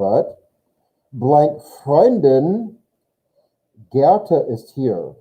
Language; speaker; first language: German; non-native, learner; English